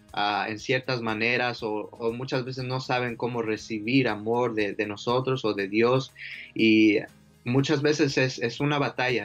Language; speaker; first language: Spanish; early bilingual, heritage; Spanish